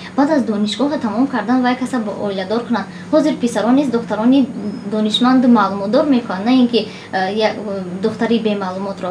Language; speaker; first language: Tajik; native; Tajik